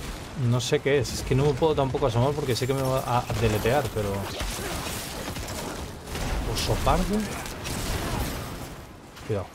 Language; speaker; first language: Spanish; native; Spanish